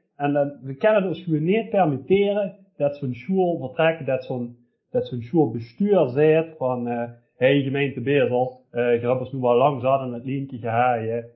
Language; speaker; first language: Dutch; native; Dutch